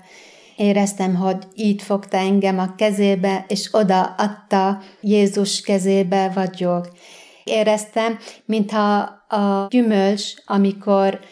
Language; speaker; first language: Hungarian; non-native, fluent; Arabic